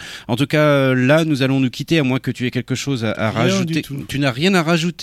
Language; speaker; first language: French; native; French